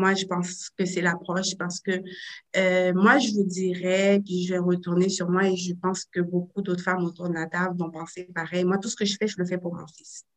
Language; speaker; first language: French; native; French